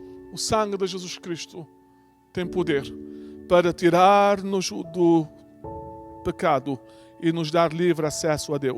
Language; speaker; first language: Portuguese; native; Portuguese